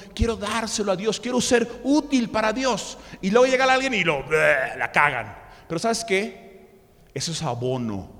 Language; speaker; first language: Spanish; early bilingual, other home language; English